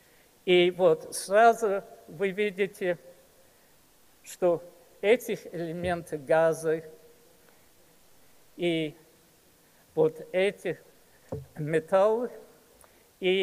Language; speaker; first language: Russian; early bilingual, heritage; English